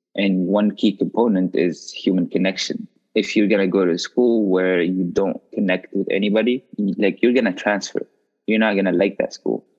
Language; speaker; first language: English; non-native, fluent; Arabic